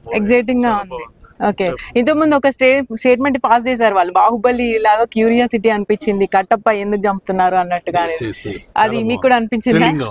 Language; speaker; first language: Telugu; native; Telugu